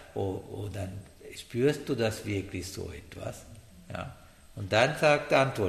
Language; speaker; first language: German; non-native, learner; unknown